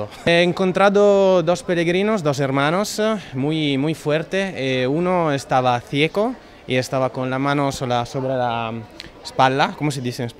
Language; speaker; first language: Spanish; non-native, learner; Italian